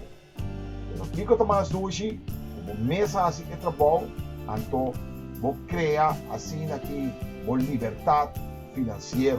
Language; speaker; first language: Portuguese; non-native, learner; Papiamento